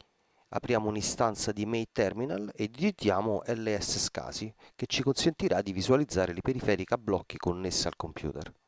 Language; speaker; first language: Italian; native; Italian